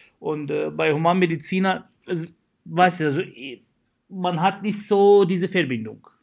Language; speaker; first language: German; non-native, fluent; Arabic